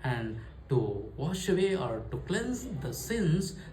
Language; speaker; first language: English; non-native, local second language; Kannada